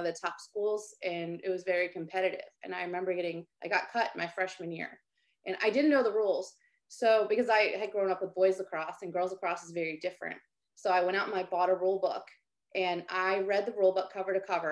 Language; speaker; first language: English; native; English